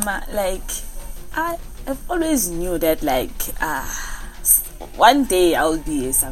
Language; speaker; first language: English; non-native, local second language; Zulu